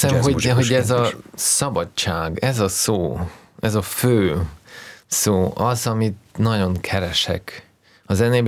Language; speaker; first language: Hungarian; early bilingual, heritage; Hungarian